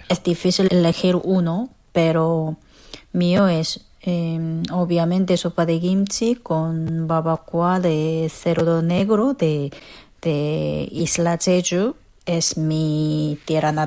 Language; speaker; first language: Spanish; non-native, fluent; Korean